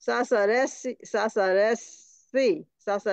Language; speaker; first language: Greek; non-native, learner; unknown